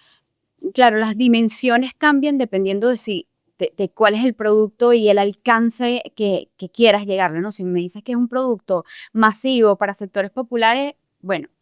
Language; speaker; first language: Spanish; native; Spanish